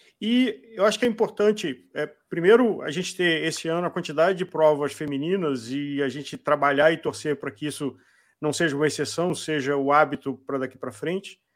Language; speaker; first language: Portuguese; native; Portuguese